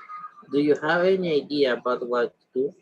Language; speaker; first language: English; non-native, learner; Spanish